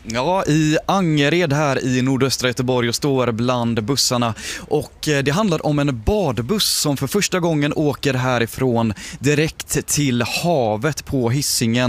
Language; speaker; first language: Swedish; native; Swedish